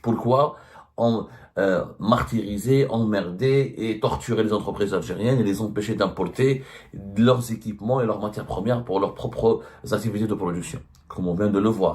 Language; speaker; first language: French; non-native, local second language; Arabic